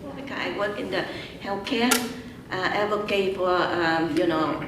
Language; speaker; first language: English; non-native, learner; Vietnamese